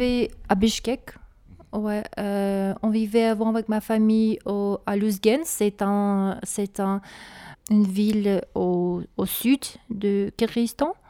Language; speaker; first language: French; non-native, learner; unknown